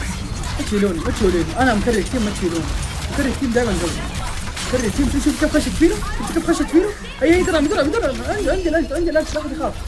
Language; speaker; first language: Arabic; native; Arabic